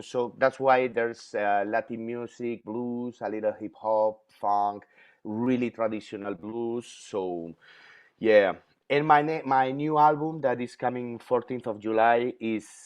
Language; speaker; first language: English; non-native, fluent; Spanish